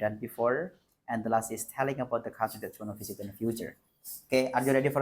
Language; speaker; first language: English; non-native, fluent; Indonesian